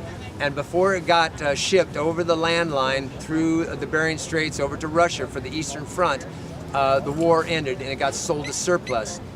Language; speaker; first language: English; native; English